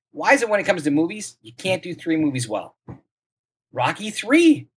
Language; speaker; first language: English; native; English